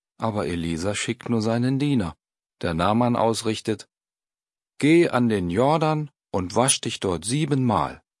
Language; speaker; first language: German; native; German